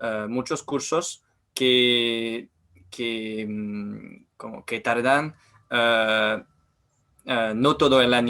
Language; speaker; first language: Spanish; non-native, learner; French